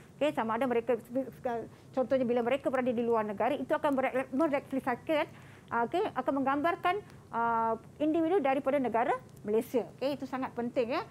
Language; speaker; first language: Malay; non-native, local second language; Tamil